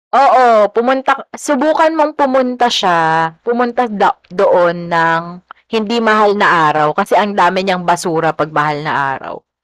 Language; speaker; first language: Filipino; native; Filipino